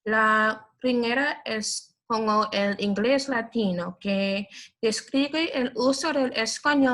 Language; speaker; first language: Spanish; non-native, learner; English